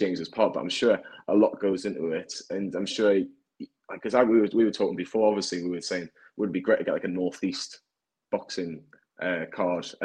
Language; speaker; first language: English; native; English